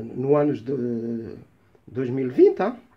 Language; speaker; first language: Portuguese; early bilingual, heritage; Portuguese